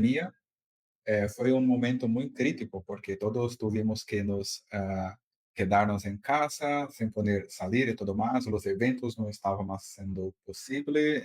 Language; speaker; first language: Spanish; non-native, fluent; Portuguese